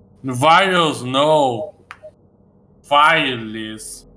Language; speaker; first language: English; non-native, learner; Portuguese